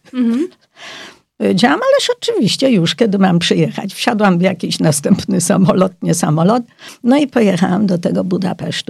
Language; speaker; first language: Polish; early bilingual, heritage; Polish